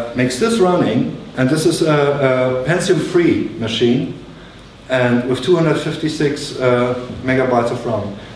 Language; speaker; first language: English; non-native, fluent; German